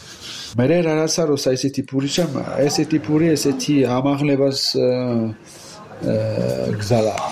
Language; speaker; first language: Georgian; non-native, learner; French